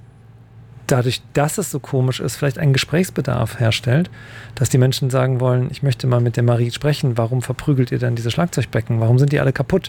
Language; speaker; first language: German; native; German